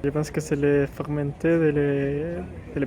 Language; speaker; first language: French; non-native, learner; Spanish